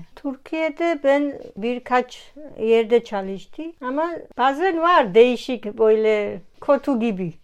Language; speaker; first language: Turkish; non-native, learner; Georgian